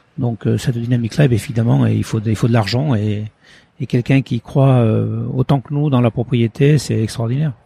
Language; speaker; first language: French; early bilingual, other home language; Portuguese